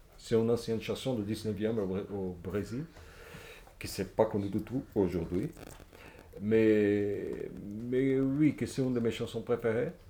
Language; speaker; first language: French; non-native, fluent; Portuguese